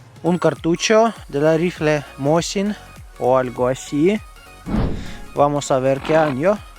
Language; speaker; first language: Spanish; non-native, learner; Russian